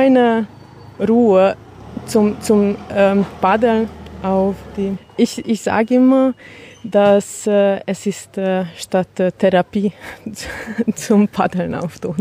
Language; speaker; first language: German; non-native, learner; Hungarian